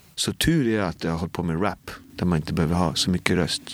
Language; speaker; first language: Swedish; native; Swedish